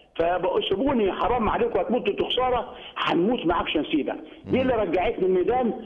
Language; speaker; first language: Egyptian Arabic; native; Egyptian Arabic